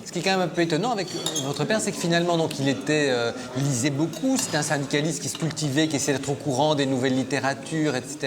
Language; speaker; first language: French; native; French